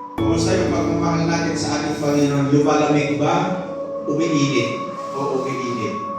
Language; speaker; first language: Filipino; non-native, local second language; Iloko